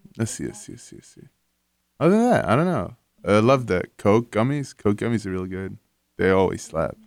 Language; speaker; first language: English; non-native, fluent; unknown